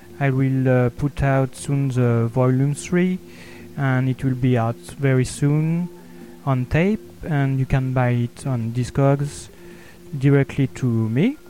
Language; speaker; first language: English; non-native, learner; French